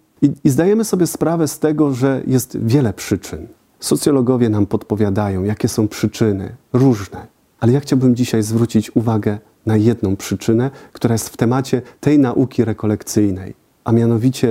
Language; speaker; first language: Polish; native; Polish